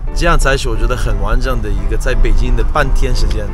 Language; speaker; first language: Chinese; non-native, fluent; Hebrew